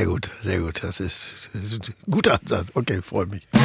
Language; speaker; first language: German; native; German